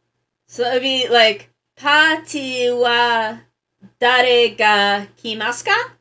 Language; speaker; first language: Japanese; non-native, learner; English